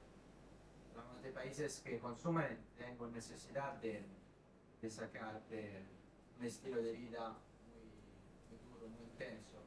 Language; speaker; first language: Spanish; non-native, fluent; Italian